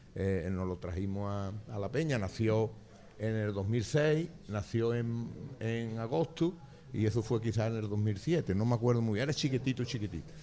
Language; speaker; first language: Spanish; native; Spanish